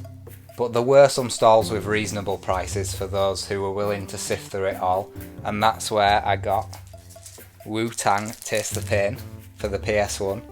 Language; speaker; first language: English; native; English